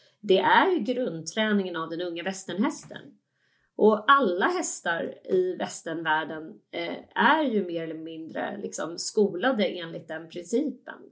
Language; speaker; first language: Swedish; native; Swedish